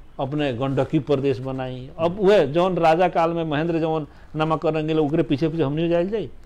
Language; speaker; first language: Bhojpuri; native; Bhojpuri